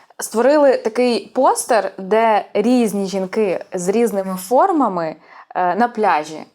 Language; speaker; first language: Ukrainian; native; Ukrainian